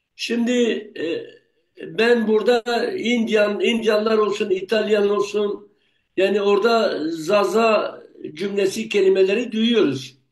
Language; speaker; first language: Turkish; non-native, local second language; Zaza